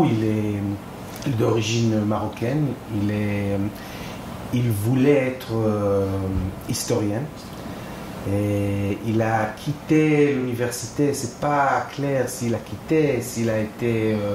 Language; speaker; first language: French; non-native, fluent; Hebrew